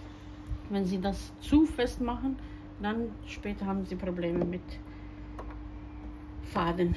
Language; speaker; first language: German; non-native, fluent; Croatian